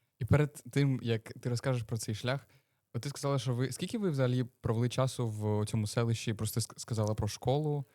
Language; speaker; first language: Ukrainian; native; Ukrainian